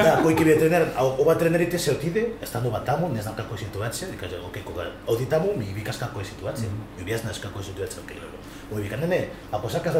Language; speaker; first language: Macedonian; non-native, learner; Spanish